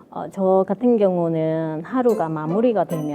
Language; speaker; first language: Korean; non-native, fluent; Vietnamese